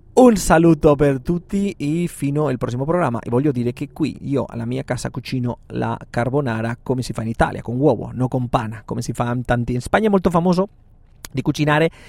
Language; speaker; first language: Italian; non-native, fluent; Spanish